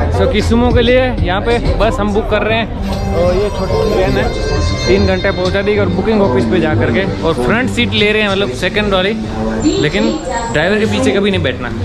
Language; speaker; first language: Hindi; native; Hindi